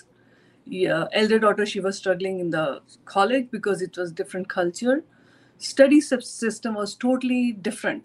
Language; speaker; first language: English; non-native, local second language; Hindi